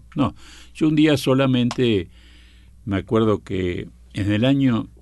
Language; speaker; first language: Spanish; native; Spanish